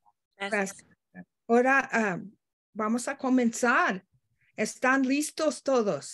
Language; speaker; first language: Spanish; non-native, learner; English